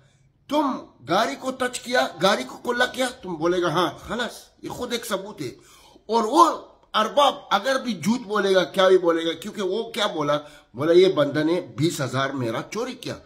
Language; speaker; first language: Hindi; non-native, learner; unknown